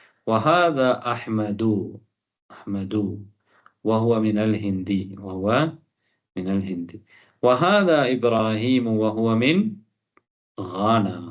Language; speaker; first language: Arabic; non-native, fluent; Tamil